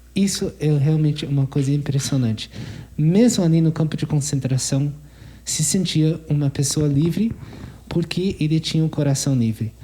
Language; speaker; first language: Portuguese; non-native, fluent; English